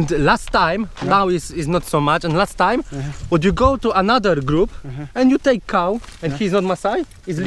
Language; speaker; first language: English; non-native, learner; Polish